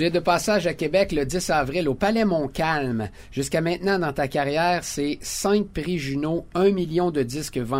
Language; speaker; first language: French; native; French